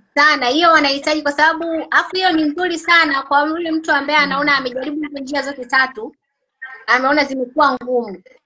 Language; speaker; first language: Swahili; native; Swahili